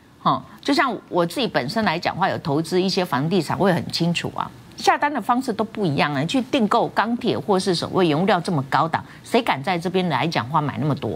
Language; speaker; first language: Chinese; native; Chinese